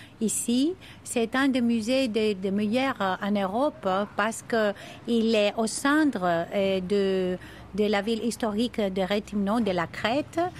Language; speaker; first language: French; non-native, fluent; Greek